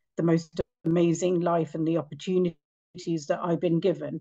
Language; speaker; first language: English; native; English